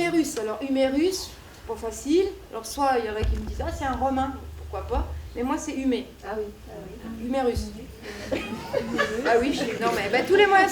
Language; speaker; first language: French; native; French